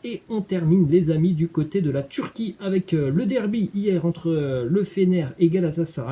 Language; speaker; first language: French; native; French